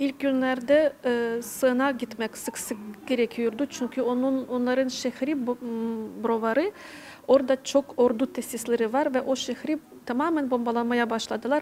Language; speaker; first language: Turkish; non-native, fluent; Ukrainian